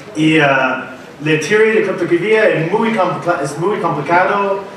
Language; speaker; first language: Spanish; non-native, learner; English